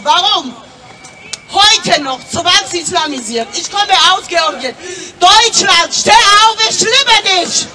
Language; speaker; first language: German; non-native, fluent; Georgian